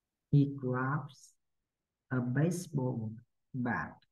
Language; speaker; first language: English; non-native, fluent; Vietnamese